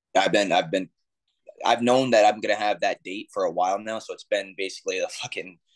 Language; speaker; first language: English; native; English